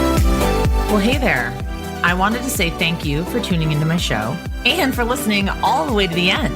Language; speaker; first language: English; native; English